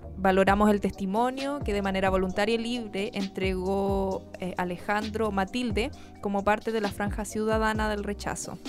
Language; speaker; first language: Spanish; native; Spanish